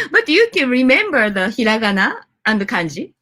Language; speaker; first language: English; non-native, learner; Japanese